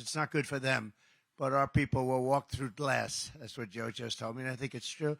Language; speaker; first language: English; native; English